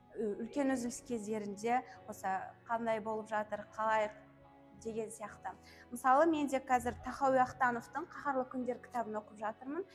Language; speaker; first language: Kazakh; native; Kazakh